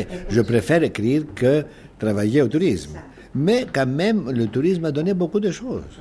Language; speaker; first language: French; non-native, fluent; Greek